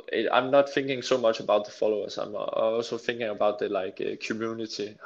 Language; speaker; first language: English; non-native, fluent; Danish